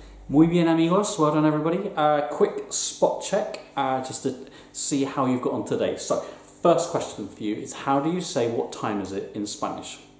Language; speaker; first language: English; native; English